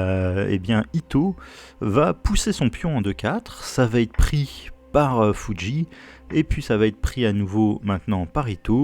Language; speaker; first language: French; native; French